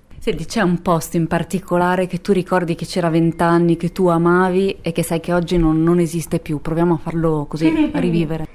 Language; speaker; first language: Italian; native; Italian